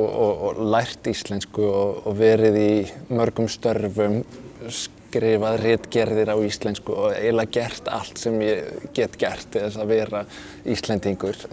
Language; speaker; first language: Icelandic; non-native, fluent; Danish